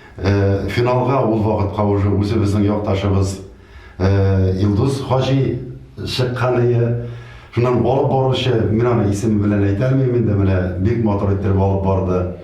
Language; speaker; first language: Tatar; native; Tatar